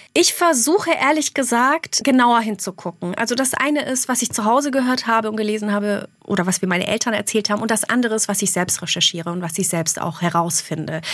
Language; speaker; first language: German; early bilingual, other home language; Albanian